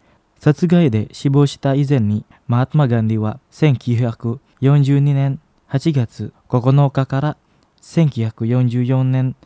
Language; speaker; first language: Japanese; non-native, fluent; Indonesian